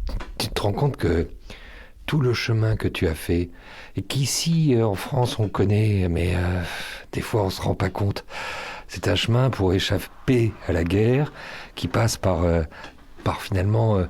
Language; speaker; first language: French; native; French